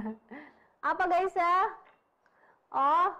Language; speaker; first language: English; non-native, fluent; Indonesian